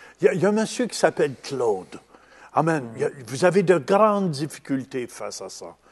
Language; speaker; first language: French; native; French